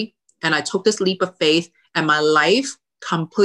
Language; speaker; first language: English; early bilingual, other home language; Cantonese